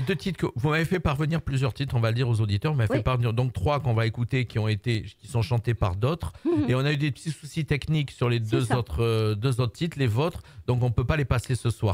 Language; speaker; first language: French; native; French